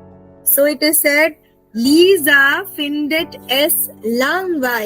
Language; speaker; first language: German; non-native, fluent; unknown